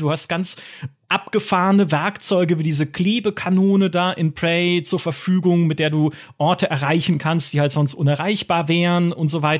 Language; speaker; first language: German; native; German